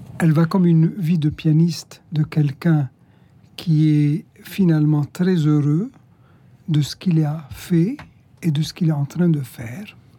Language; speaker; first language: French; non-native, local second language; Arabic